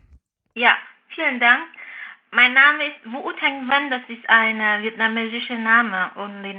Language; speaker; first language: German; non-native, fluent; Vietnamese